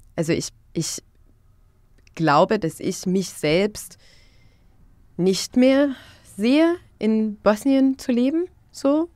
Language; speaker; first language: German; non-native, fluent; Bosnian